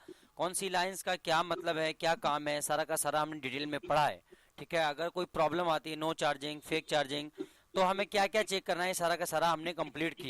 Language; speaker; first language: Hindi; native; Hindi